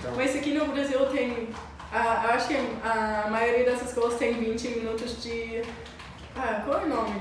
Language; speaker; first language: Portuguese; non-native, learner; English